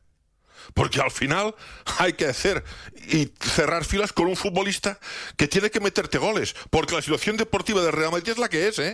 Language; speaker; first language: Spanish; native; Spanish